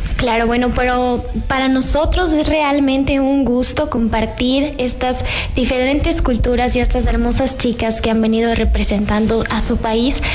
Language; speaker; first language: Spanish; native; Spanish